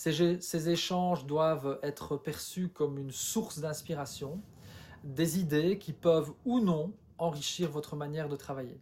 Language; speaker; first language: French; native; French